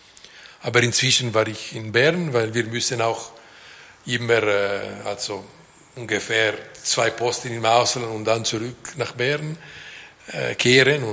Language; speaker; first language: German; non-native, local second language; French